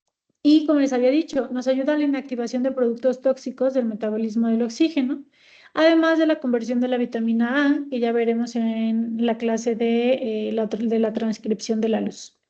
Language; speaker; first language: Spanish; native; Spanish